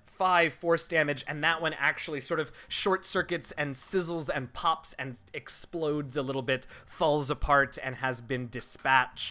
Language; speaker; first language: English; native; English